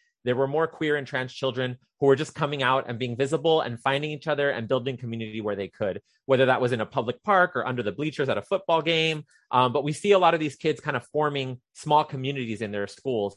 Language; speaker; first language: English; native; English